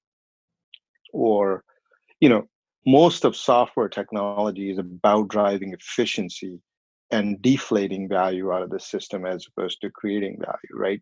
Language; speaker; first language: English; non-native, local second language; Hindi